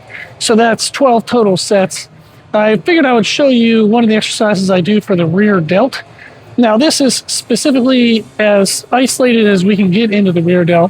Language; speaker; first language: English; native; English